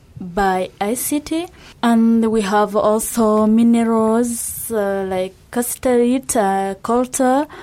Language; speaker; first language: English; non-native, local second language; Kinyarwanda